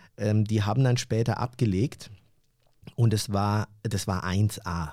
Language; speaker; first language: German; early bilingual, other home language; Turkish